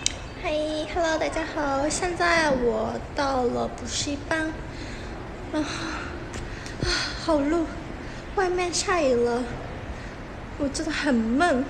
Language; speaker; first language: Chinese; non-native, learner; Japanese